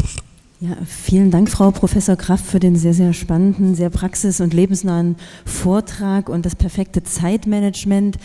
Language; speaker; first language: German; native; German